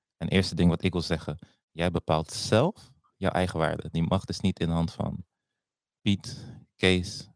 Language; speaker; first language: Dutch; early bilingual, other home language; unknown